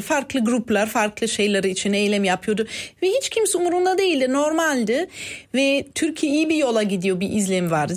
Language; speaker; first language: Turkish; non-native, fluent; German